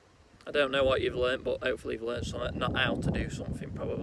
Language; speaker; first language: English; native; English